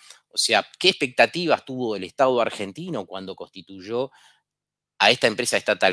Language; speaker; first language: Spanish; native; Spanish